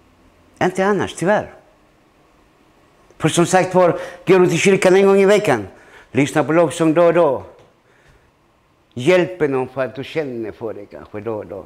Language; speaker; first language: Swedish; non-native, fluent; Spanish